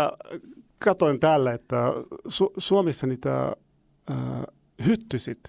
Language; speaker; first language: Finnish; non-native, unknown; Arabic